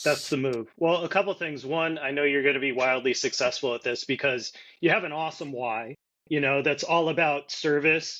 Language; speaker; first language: English; native; English